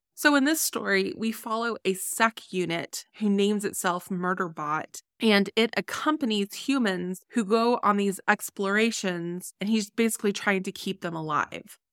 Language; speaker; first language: English; native; English